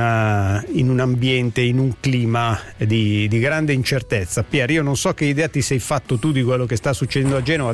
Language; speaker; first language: Italian; native; Italian